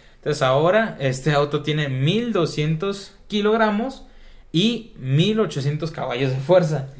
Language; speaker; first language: Spanish; native; Spanish